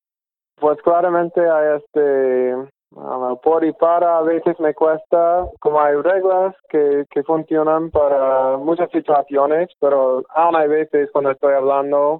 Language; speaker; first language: Spanish; non-native, fluent; English